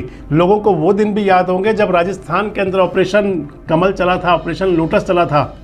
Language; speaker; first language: Hindi; native; Hindi